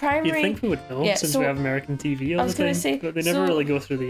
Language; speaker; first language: English; native; English